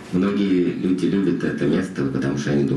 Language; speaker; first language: Russian; native; Russian